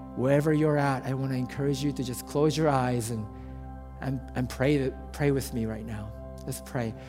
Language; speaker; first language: English; non-native, fluent; Japanese